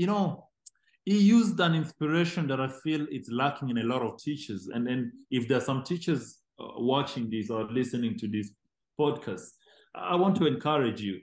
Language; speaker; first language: English; non-native, local second language; Acoli